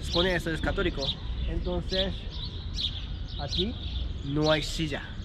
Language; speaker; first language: Spanish; non-native, learner; Japanese